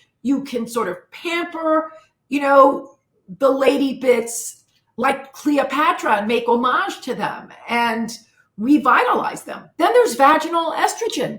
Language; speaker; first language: English; native; English